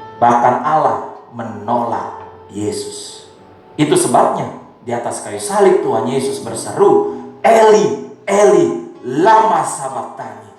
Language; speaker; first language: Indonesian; native; Indonesian